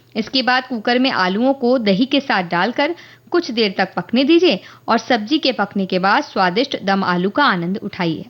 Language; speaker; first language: Hindi; native; Hindi